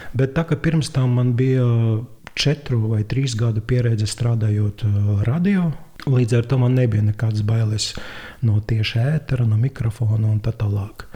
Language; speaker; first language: Latvian; non-native, local second language; Russian